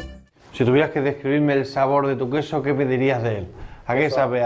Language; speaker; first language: Spanish; native; Spanish